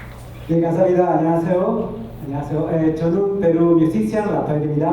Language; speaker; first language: Korean; non-native, learner; Spanish